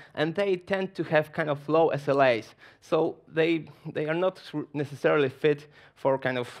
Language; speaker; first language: English; non-native, fluent; Polish